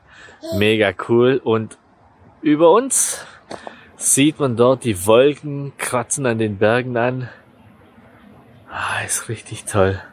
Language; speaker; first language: German; native; German